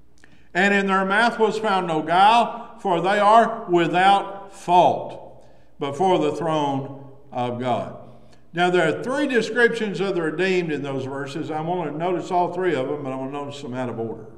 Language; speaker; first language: English; native; English